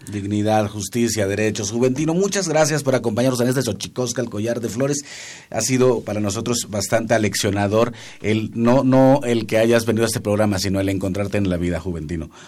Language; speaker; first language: Spanish; non-native, local second language; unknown